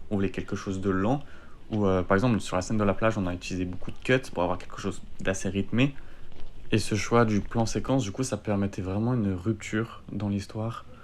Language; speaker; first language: French; native; French